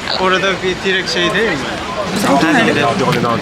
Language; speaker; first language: Turkish; non-native, learner; Korean